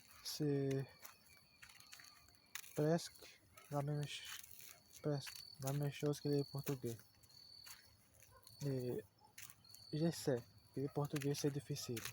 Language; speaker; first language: French; non-native, learner; Portuguese